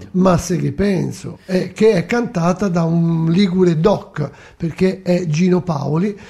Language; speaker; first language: Italian; native; Italian